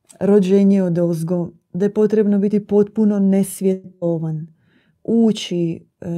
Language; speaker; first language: Croatian; native; Croatian